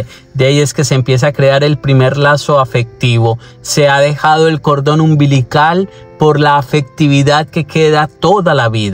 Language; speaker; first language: Spanish; native; Spanish